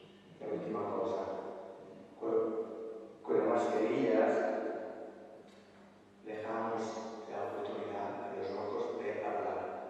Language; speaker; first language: Spanish; non-native, fluent; Italian